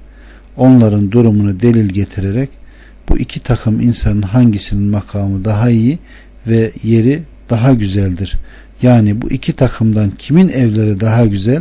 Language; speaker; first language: Turkish; native; Turkish